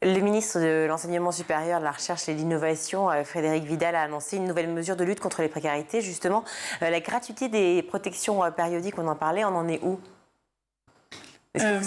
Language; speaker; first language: French; native; French